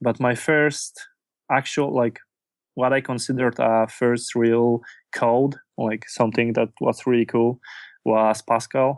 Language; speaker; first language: English; non-native, fluent; Polish